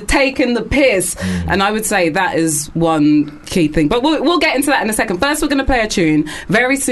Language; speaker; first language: English; native; English